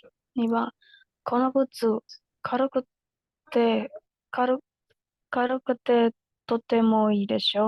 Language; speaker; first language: Japanese; non-native, learner; Indonesian